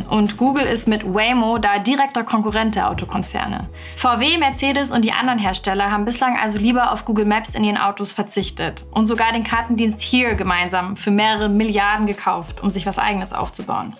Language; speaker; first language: German; native; German